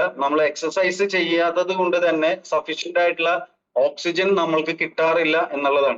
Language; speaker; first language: Malayalam; native; Malayalam